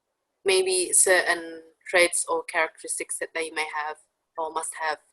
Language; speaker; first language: English; non-native, fluent; Indonesian